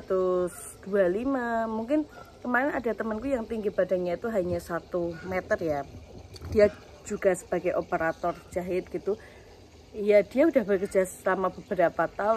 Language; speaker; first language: Indonesian; native; Indonesian